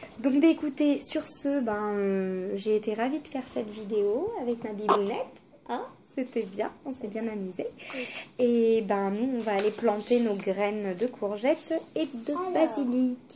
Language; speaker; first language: French; native; French